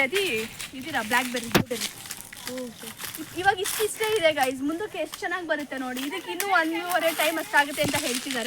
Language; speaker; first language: Kannada; native; Kannada